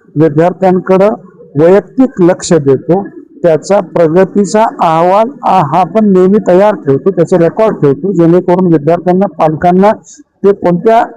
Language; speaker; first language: Marathi; native; Marathi